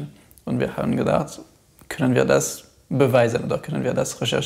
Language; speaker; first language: German; non-native, fluent; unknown